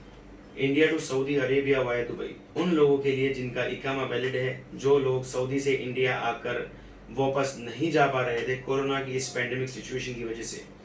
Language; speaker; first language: Hindi; native; Hindi